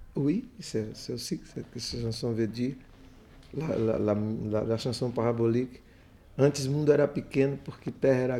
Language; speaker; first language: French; non-native, fluent; Portuguese